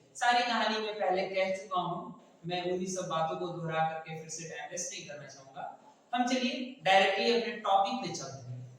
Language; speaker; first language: Hindi; native; Hindi